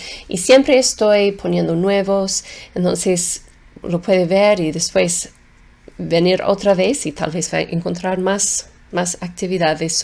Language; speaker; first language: Spanish; non-native, fluent; English